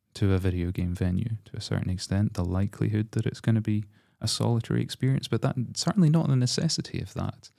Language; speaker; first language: English; native; English